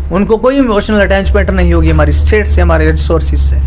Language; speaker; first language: Hindi; native; Hindi